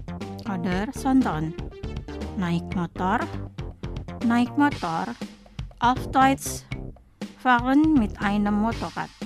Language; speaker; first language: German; non-native, fluent; Indonesian